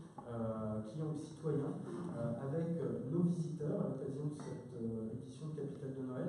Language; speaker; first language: French; native; French